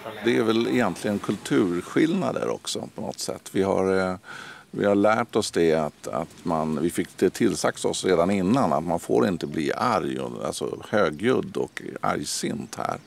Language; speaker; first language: Swedish; native; Swedish